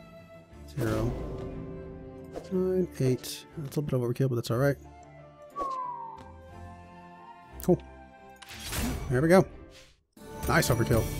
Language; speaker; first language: English; native; English